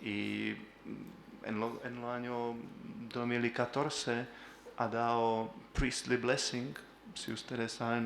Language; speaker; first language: Spanish; non-native, learner; Czech